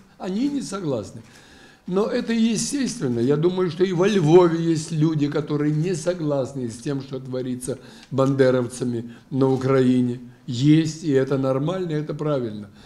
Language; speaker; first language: Russian; native; Russian